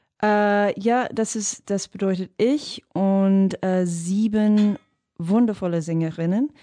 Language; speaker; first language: German; non-native, fluent; English